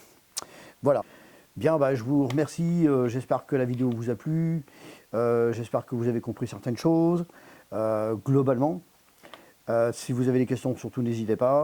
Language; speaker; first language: French; native; French